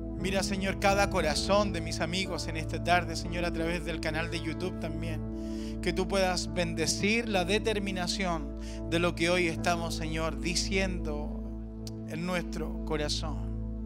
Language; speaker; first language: Spanish; native; Spanish